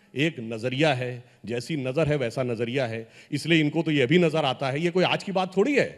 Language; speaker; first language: Hindi; native; Hindi